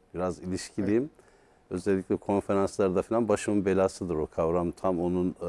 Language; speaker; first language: Turkish; native; Turkish